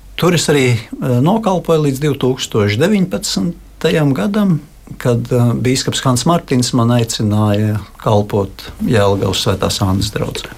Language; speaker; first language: Latvian; native; Latvian